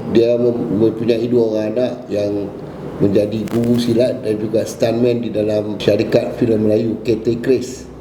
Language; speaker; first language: Malay; native; Malay